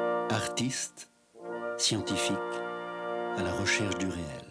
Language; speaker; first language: French; native; French